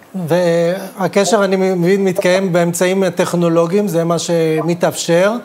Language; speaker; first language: Hebrew; native; Hebrew